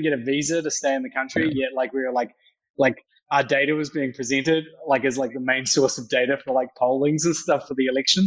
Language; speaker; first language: English; native; English